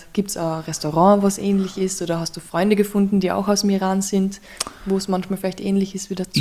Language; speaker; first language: German; native; German